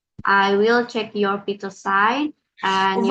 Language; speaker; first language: English; non-native, learner; Indonesian